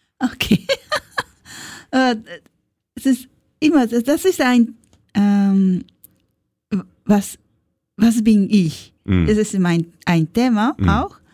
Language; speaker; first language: German; non-native, learner; Japanese